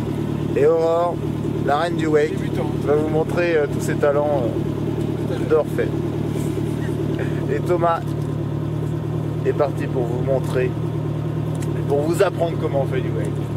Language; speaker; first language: French; native; French